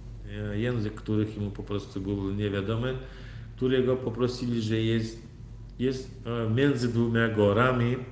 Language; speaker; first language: Polish; non-native, learner; Turkmen